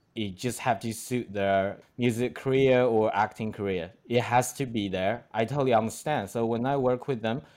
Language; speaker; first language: English; non-native, fluent; Chinese